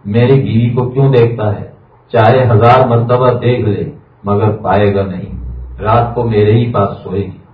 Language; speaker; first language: Urdu; native; Urdu